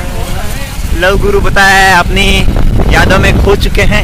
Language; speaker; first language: Hindi; native; Hindi